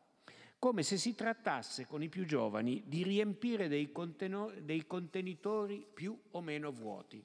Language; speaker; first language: Italian; native; Italian